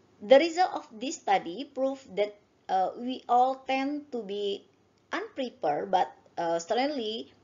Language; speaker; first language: English; non-native, learner; Indonesian